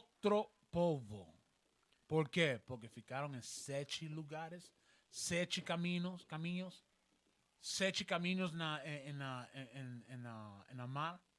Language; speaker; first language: Portuguese; non-native, learner; Spanish